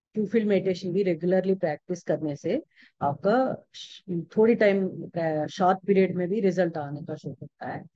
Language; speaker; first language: Hindi; non-native, local second language; Telugu